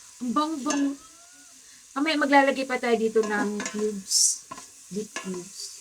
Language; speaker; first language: Filipino; native; Filipino